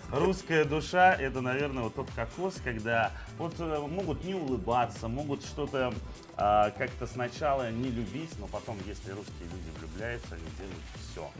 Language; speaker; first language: Russian; native; Russian